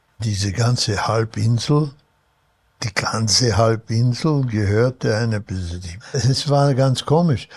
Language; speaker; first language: German; early bilingual, heritage; German